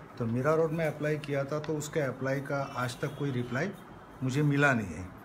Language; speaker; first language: Hindi; non-native, local second language; Urdu